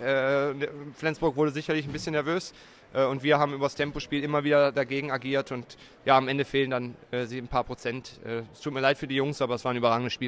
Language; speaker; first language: German; native; German